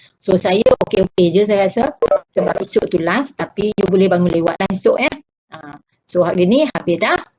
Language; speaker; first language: Malay; native; Malay